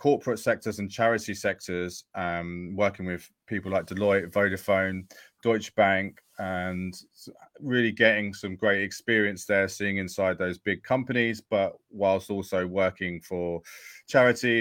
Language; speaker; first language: English; native; English